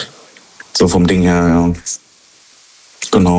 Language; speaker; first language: German; native; German